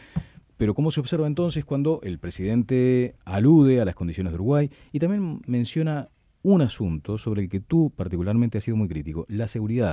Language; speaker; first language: Spanish; native; Spanish